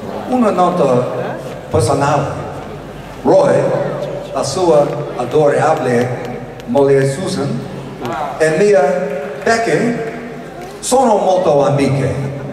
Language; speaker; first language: Italian; non-native, learner; English